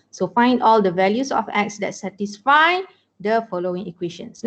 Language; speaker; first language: English; non-native, local second language; Malay